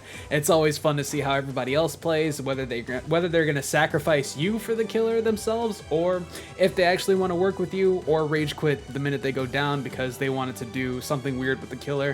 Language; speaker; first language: English; native; English